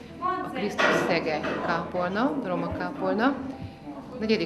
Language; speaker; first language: Hungarian; native; Hungarian